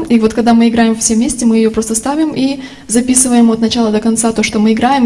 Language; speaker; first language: Russian; native; Russian